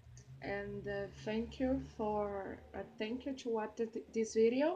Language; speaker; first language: English; non-native, learner; Portuguese